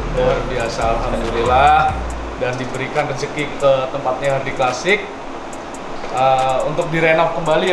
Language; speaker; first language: Indonesian; non-native, local second language; Javanese